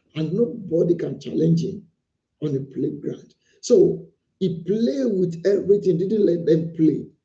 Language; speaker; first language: English; non-native, local second language; Yoruba